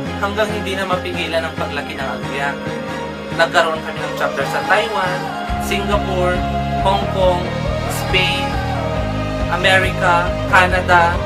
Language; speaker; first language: Filipino; non-native, local second language; Iloko